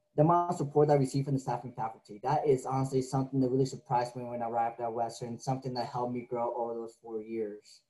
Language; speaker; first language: English; native; English